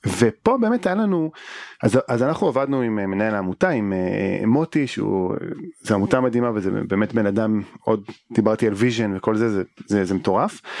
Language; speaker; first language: Hebrew; native; Hebrew